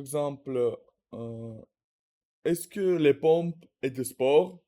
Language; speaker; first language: French; non-native, learner; Russian